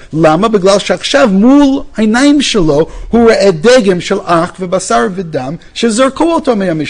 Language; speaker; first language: Hebrew; non-native, fluent; English